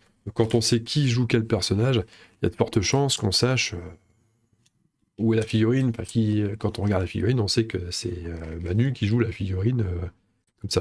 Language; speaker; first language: French; native; French